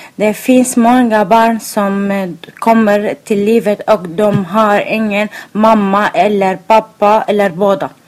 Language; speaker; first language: Swedish; non-native, learner; Arabic